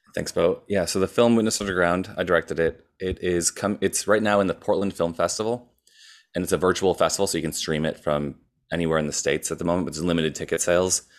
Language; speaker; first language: English; native; English